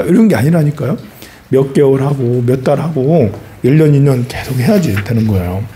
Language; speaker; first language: Korean; native; Korean